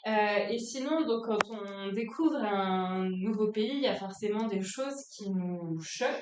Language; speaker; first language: French; native; French